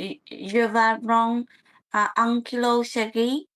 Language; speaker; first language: French; non-native, learner; Vietnamese